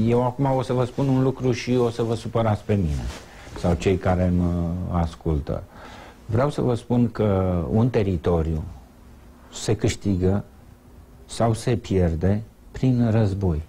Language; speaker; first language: Romanian; native; Romanian